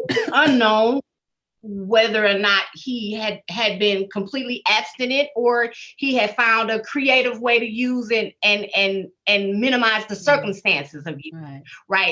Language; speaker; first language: English; native; English